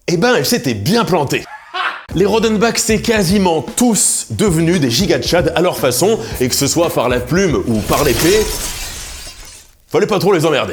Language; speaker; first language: French; native; French